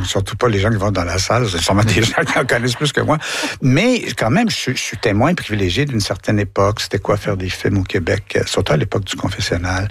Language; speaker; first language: French; native; French